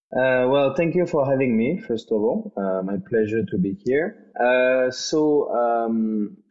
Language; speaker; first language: English; non-native, fluent; French